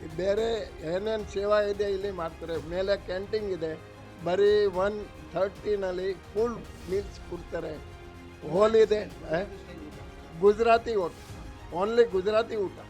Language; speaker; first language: Kannada; non-native, local second language; Gujarati